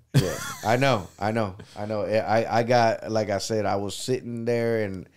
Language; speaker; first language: English; non-native, fluent; Spanish